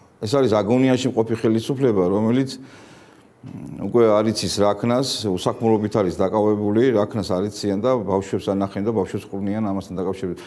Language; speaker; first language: Georgian; native; Georgian